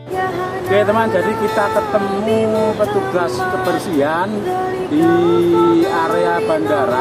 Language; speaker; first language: Indonesian; native; Indonesian